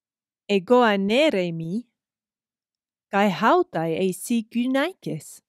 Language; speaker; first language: Greek; non-native, fluent; English